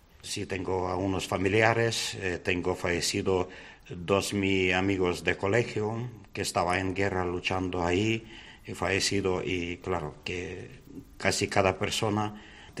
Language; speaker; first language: Spanish; non-native, learner; Ukrainian